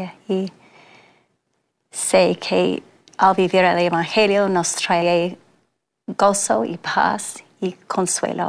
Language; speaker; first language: Spanish; non-native, fluent; English